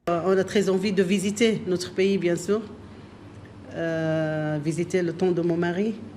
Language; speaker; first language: French; non-native, learner; Arabic